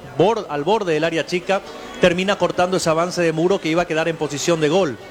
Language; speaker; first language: Spanish; native; Spanish